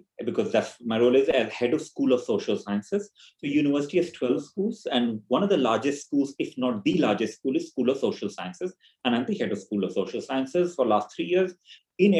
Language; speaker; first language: English; non-native, local second language; Hindi